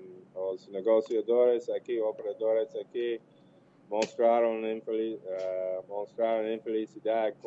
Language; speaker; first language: Portuguese; non-native, fluent; English